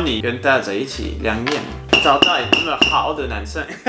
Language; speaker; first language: Chinese; non-native, fluent; French